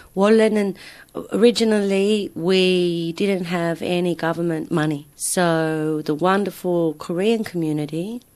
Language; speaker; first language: English; native; English